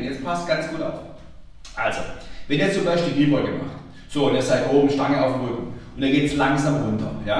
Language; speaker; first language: German; native; German